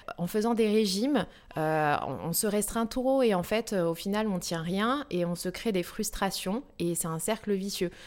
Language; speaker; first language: French; native; French